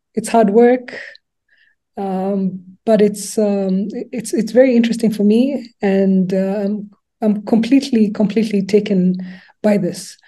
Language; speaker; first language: English; non-native, local second language; Luba-Lulua